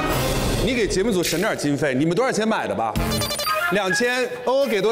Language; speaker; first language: Chinese; native; Chinese